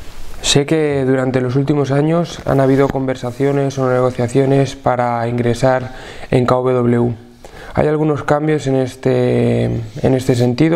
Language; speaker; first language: Spanish; non-native, fluent; Russian